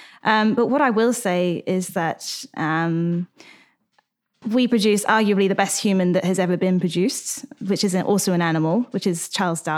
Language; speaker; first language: English; native; English